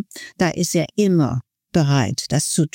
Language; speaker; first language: German; non-native, fluent; Chinese